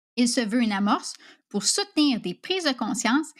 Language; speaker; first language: French; native; French